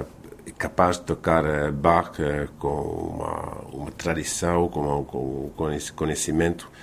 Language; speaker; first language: Portuguese; non-native, fluent; Finnish